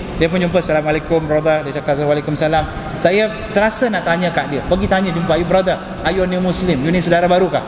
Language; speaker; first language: Malay; non-native, local second language; Tamil